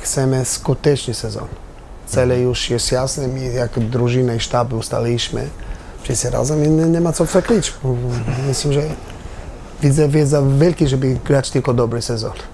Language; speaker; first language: Polish; non-native, learner; Albanian